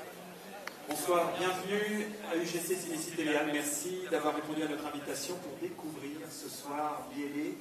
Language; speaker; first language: French; native; French